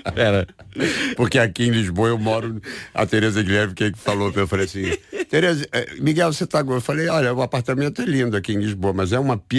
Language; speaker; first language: Portuguese; native; Portuguese